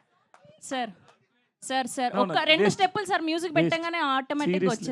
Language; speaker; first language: Telugu; native; Telugu